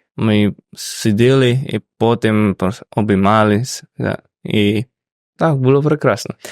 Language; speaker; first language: Ukrainian; non-native, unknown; Indonesian